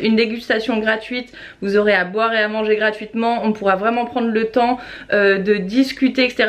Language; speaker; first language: French; native; French